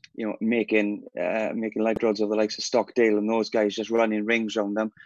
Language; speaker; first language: English; native; English